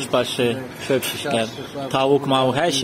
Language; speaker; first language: Turkish; non-native, learner; Russian